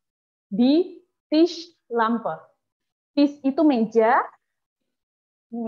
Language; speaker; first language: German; non-native, fluent; Indonesian